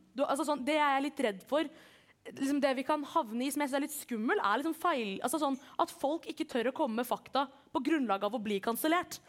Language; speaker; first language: Norwegian; early bilingual, other home language; Kurdish